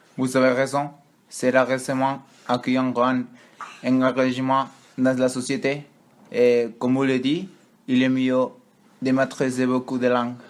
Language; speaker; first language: French; non-native, learner; Spanish